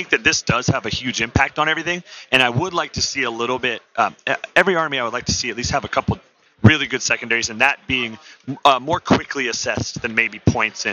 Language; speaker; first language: English; native; English